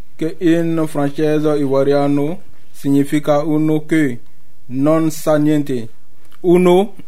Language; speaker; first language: Italian; non-native, learner; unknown